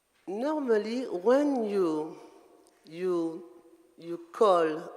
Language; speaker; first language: English; non-native, learner; French